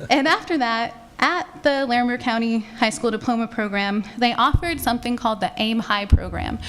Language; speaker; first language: English; native; English